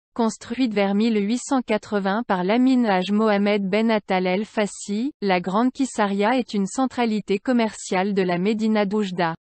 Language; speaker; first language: French; non-native, local second language; Arabic